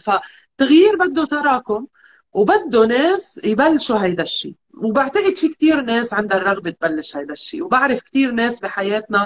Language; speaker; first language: Arabic; native; Arabic